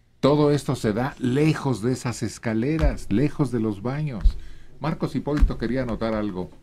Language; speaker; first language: Spanish; native; Spanish